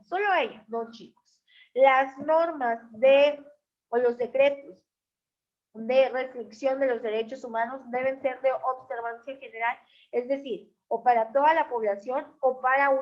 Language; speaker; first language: Spanish; native; Spanish